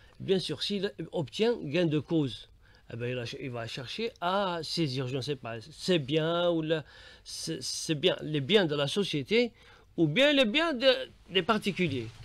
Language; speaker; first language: French; non-native, local second language; Arabic